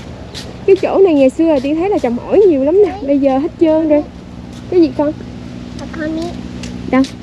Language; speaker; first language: Vietnamese; native; Vietnamese